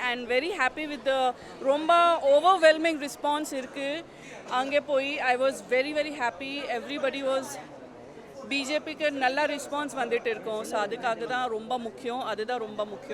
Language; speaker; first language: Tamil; non-native, fluent; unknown